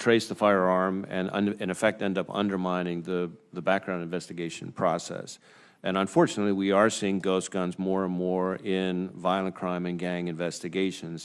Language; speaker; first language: English; native; English